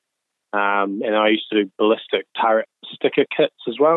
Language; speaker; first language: English; native; English